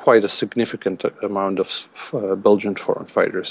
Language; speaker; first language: English; non-native, fluent; Dutch